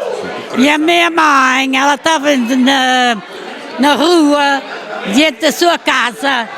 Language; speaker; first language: Portuguese; early bilingual, heritage; Portuguese